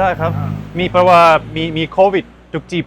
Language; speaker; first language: Thai; non-native, learner; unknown